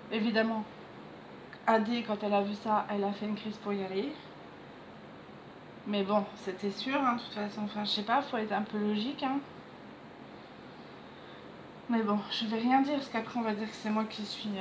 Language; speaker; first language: French; native; French